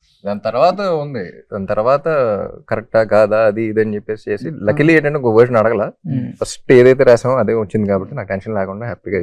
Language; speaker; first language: Telugu; native; Telugu